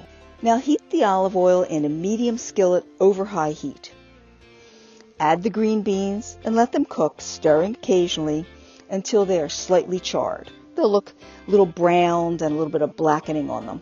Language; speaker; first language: English; native; English